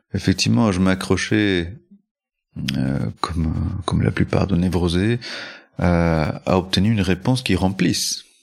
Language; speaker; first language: French; early bilingual, other home language; Spanish